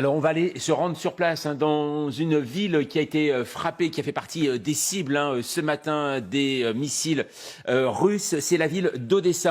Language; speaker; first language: French; native; French